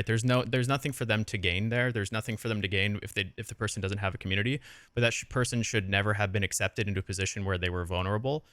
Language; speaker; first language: English; native; English